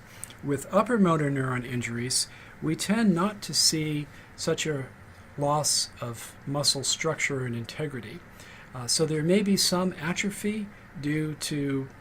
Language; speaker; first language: English; native; English